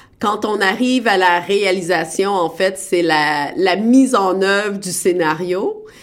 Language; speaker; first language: French; native; French